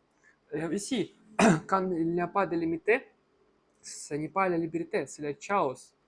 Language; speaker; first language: French; non-native, learner; Russian